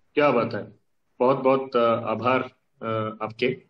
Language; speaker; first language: Hindi; non-native, local second language; Marathi